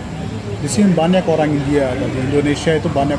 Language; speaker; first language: Indonesian; non-native, fluent; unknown